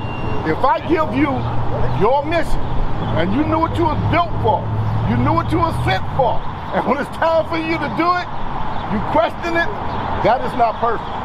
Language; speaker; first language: English; native; English